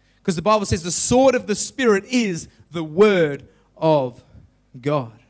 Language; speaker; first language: English; native; English